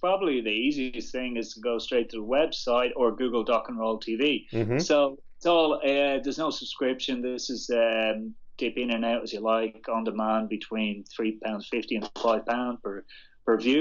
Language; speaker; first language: English; native; English